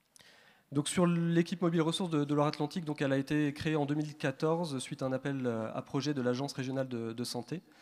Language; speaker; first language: French; native; French